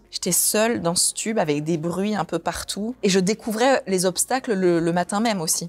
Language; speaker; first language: French; native; French